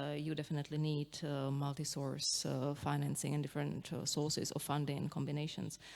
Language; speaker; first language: English; non-native, fluent; Czech